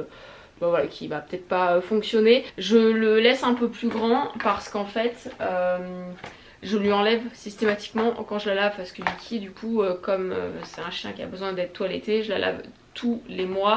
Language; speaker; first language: French; native; French